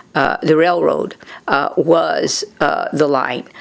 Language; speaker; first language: English; native; English